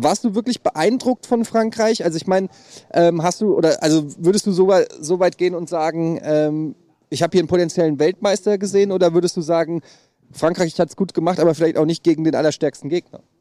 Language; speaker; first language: German; native; German